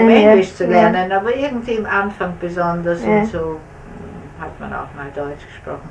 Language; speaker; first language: German; native; German